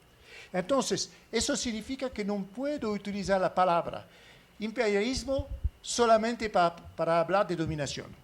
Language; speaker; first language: Spanish; non-native, fluent; French